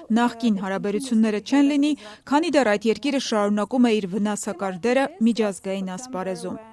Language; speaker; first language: Armenian; native; Armenian